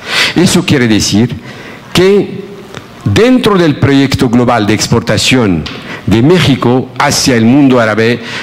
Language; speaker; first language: Spanish; non-native, fluent; Arabic